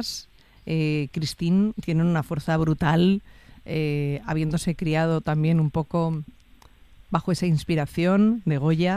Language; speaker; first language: Spanish; native; Spanish